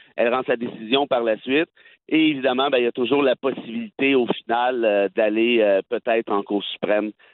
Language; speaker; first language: French; native; French